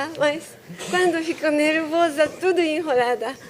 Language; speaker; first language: Portuguese; non-native, learner; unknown